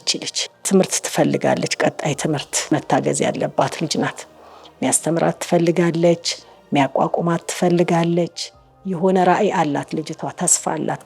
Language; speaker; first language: Amharic; native; Amharic